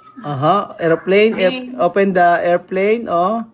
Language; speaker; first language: English; non-native, local second language; Filipino